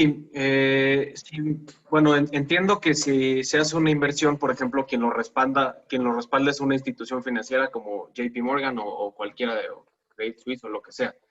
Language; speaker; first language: Spanish; native; Spanish